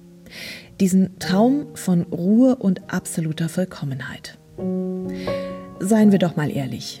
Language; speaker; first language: German; native; German